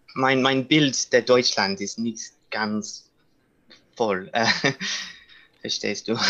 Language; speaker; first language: German; non-native, learner; English